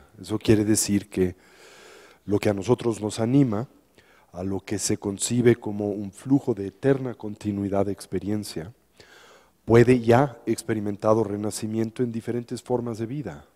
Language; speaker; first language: Spanish; native; Spanish